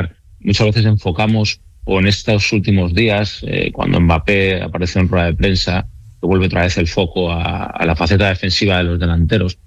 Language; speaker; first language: Spanish; native; Spanish